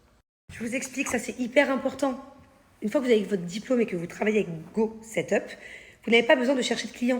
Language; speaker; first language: French; native; French